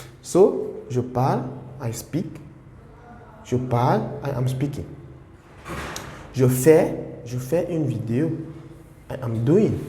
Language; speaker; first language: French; non-native, fluent; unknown